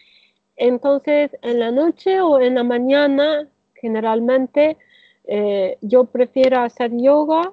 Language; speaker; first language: Spanish; non-native, learner; Turkish